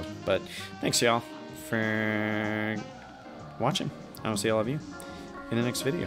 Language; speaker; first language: English; native; English